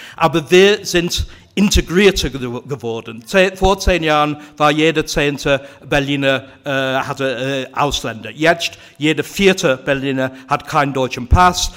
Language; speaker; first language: German; non-native, fluent; English